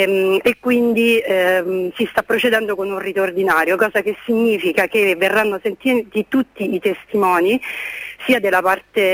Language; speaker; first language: Italian; native; Italian